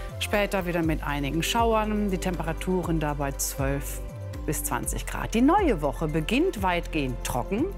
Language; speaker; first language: German; native; German